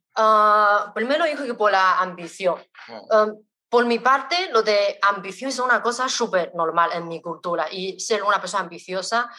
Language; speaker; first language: Spanish; non-native, fluent; Chinese